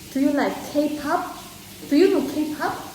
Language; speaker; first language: English; non-native, learner; Korean